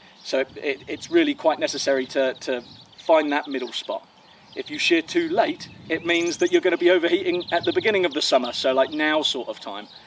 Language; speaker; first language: English; native; English